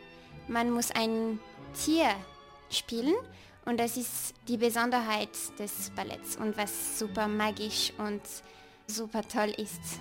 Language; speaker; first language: German; non-native, fluent; French